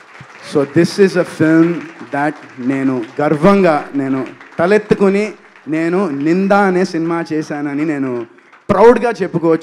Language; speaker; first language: Telugu; native; Telugu